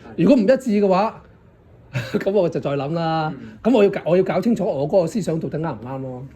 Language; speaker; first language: Cantonese; native; Cantonese